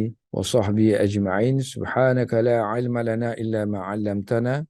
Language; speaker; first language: Arabic; non-native, fluent; Malay